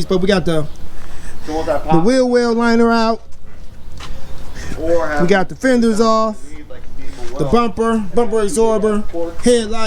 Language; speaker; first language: English; native; English